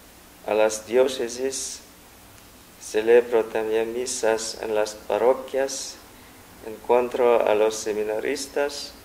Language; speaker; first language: Spanish; non-native, fluent; Vietnamese